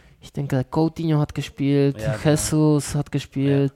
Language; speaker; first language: German; non-native, learner; Czech